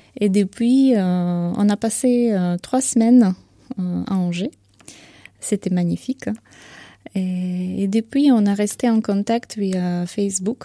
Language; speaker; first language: French; non-native, fluent; Ukrainian